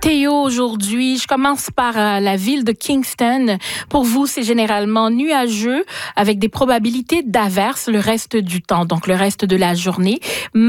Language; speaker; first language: French; native; French